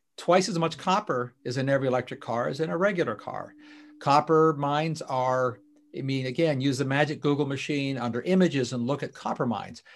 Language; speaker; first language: English; native; English